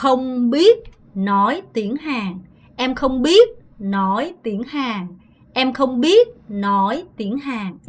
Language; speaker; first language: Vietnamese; non-native, fluent; Korean